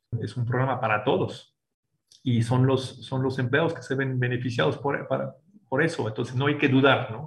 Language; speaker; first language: Spanish; non-native, fluent; French